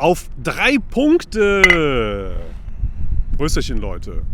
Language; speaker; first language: German; native; German